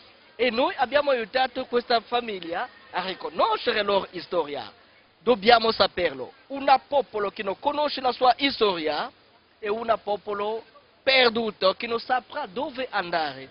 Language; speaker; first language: Italian; non-native, fluent; Kongo